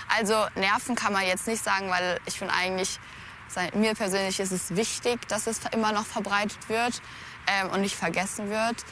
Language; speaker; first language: German; native; German